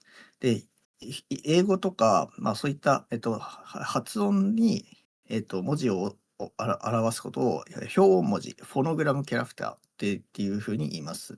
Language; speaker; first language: Japanese; native; Japanese